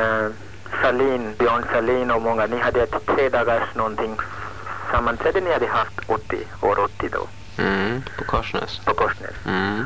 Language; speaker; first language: Swedish; non-native, fluent; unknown